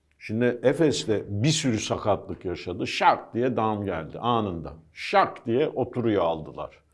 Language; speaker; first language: Turkish; early bilingual, heritage; Turkish